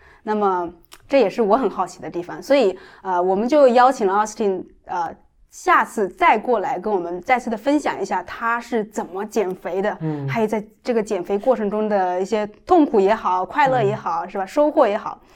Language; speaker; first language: Chinese; native; Chinese